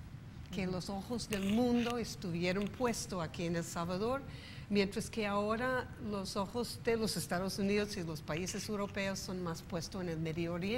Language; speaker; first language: Spanish; non-native, fluent; English